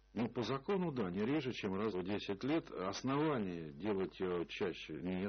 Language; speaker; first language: Russian; native; Russian